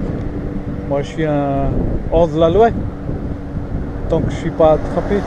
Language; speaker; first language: French; non-native, fluent; Portuguese